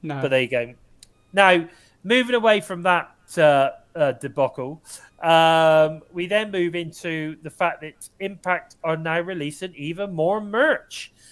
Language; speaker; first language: English; native; English